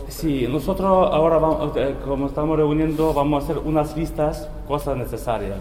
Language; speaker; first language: Spanish; non-native, learner; Ukrainian